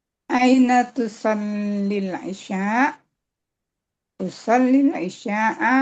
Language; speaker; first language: Arabic; non-native, learner; Indonesian